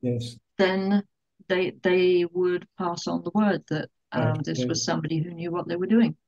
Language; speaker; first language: English; native; English